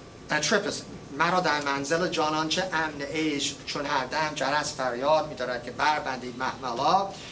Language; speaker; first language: Persian; non-native, fluent; English